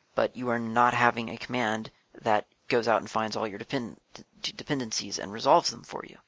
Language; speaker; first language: English; native; English